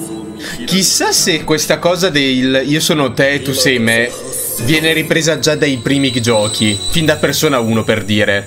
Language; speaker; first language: Italian; native; Italian